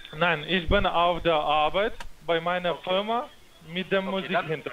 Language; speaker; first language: German; non-native, fluent; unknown